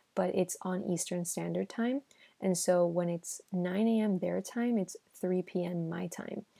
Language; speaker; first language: English; early bilingual, other home language; Spanish